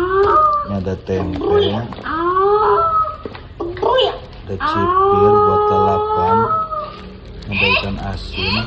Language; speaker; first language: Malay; non-native, local second language; Javanese